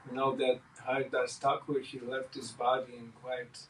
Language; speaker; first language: English; non-native, fluent; Lithuanian